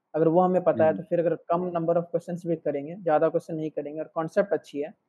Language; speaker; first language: Hindi; native; Hindi